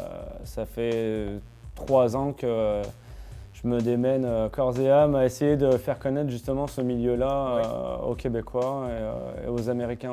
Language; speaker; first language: French; native; French